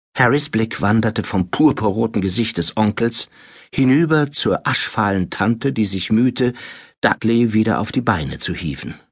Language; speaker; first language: German; native; German